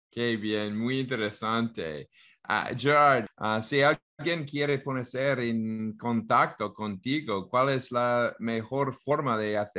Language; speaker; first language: Spanish; non-native, learner; English